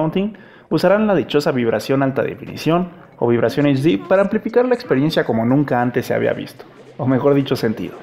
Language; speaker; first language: Spanish; native; Spanish